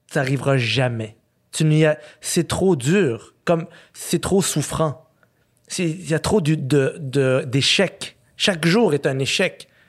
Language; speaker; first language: French; early bilingual, other home language; Arabic